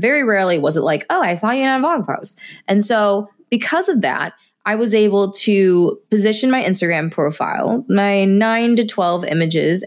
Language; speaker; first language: English; native; English